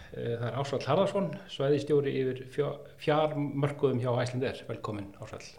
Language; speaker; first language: Icelandic; native; Icelandic